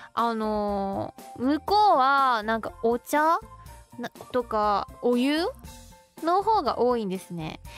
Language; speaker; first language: Japanese; non-native, fluent; Chinese